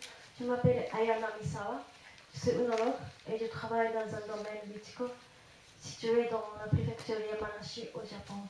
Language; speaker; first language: French; non-native, fluent; Japanese